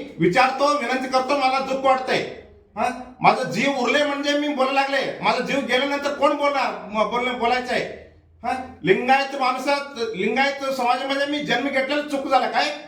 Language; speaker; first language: Marathi; non-native, local second language; Kannada